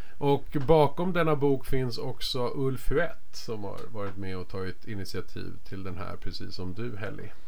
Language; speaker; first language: Swedish; native; Swedish